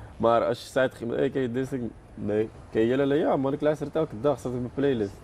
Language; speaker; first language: Dutch; early bilingual, other home language; Arabic